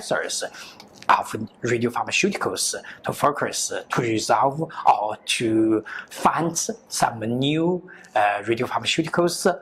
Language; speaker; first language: English; non-native, learner; Chinese